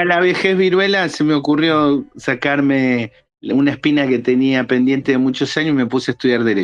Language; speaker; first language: Spanish; native; Spanish